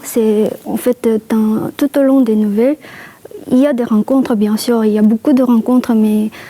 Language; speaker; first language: French; non-native, fluent; Korean